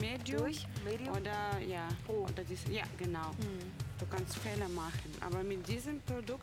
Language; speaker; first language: German; non-native, fluent; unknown